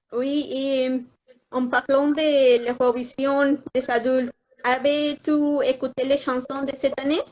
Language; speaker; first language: French; non-native, learner; Spanish